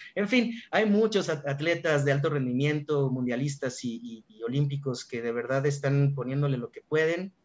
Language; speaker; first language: Spanish; native; Spanish